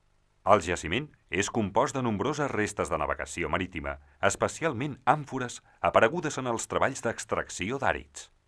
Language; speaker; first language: Catalan; native; Catalan